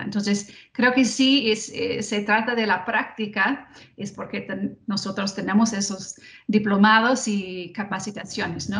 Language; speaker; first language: Spanish; non-native, fluent; English